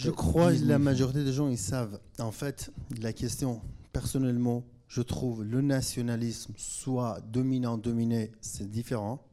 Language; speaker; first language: French; non-native, fluent; Kurdish